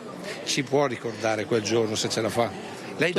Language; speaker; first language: Italian; native; Italian